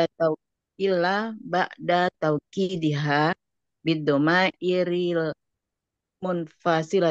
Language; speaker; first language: Arabic; non-native, learner; Indonesian